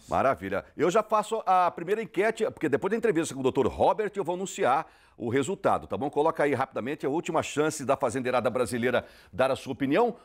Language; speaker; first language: Portuguese; native; Portuguese